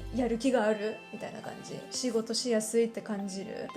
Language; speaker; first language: Japanese; non-native, fluent; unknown